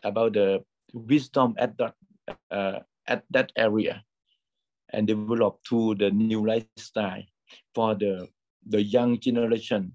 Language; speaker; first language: English; non-native, learner; Thai